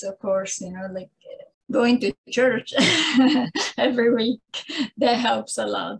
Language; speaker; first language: English; non-native, fluent; Italian